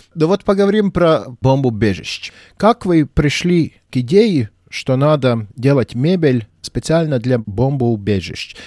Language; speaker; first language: Russian; non-native, local second language; Latvian